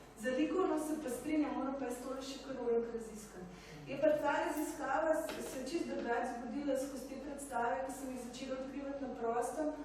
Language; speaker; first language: Slovenian; native; Slovenian